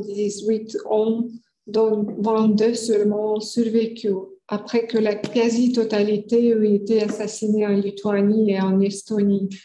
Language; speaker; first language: French; non-native, fluent; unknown